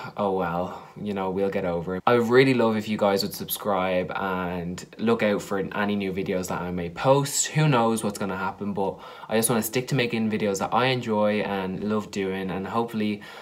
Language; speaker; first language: English; native; English